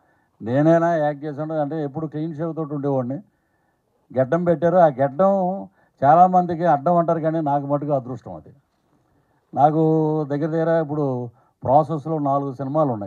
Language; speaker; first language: Telugu; native; Telugu